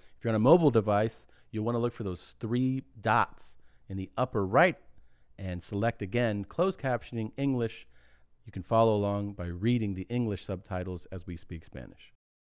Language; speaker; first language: English; early bilingual, other home language; Spanish